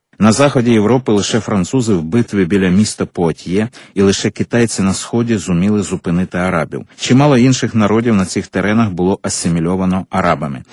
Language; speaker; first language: Ukrainian; native; Ukrainian